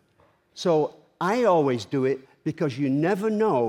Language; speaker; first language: English; native; English